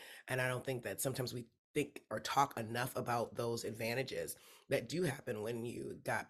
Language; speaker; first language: English; native; English